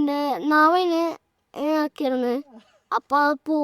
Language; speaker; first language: Malayalam; early bilingual, heritage; Malayalam